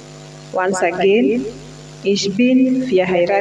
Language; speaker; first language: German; non-native, learner; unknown